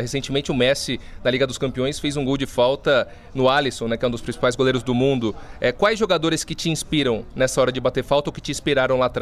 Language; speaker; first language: Portuguese; native; Portuguese